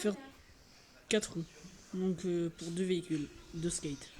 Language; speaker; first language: French; native; French